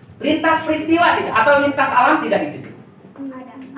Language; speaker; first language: Indonesian; native; Indonesian